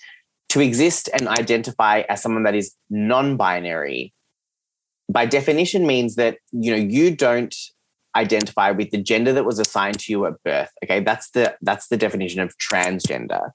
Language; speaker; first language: English; early bilingual, other home language; Serbian